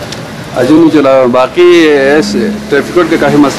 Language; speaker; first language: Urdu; non-native, local second language; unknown